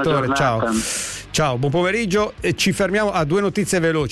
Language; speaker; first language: Italian; native; Italian